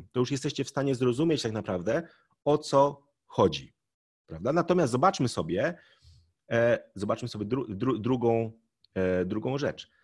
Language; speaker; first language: Polish; native; Polish